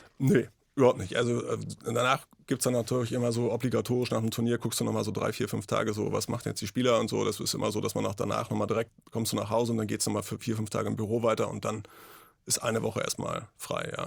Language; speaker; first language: German; native; German